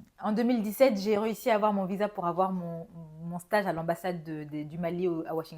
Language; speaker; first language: French; non-native, local second language; Bambara